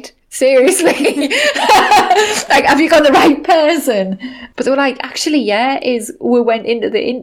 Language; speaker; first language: English; native; English